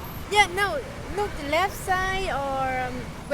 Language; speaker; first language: English; non-native, learner; Vietnamese